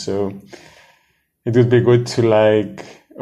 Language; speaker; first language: English; non-native, fluent; Greek